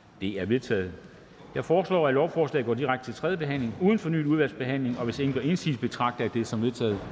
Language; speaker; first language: Danish; native; Danish